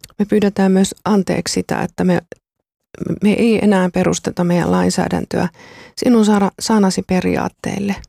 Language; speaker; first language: Finnish; native; Finnish